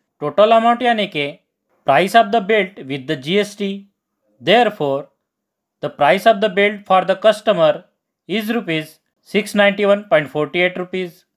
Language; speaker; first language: Hindi; non-native, local second language; Marathi